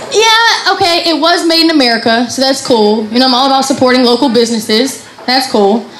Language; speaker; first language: English; native; English